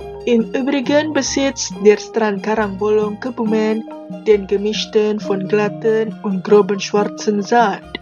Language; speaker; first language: German; non-native, fluent; Indonesian